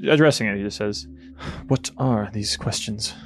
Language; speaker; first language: English; native; English